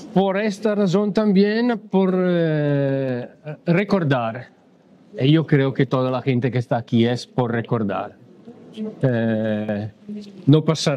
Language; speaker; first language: Spanish; non-native, learner; Italian